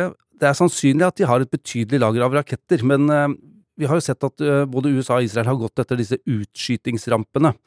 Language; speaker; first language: Norwegian; native; Norwegian